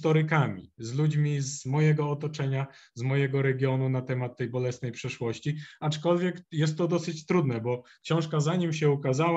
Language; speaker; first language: Polish; native; Polish